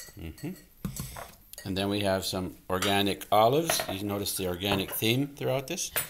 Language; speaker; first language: English; native; English